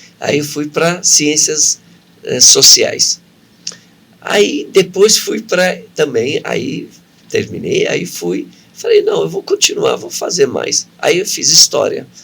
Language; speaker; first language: Portuguese; early bilingual, other home language; Arabic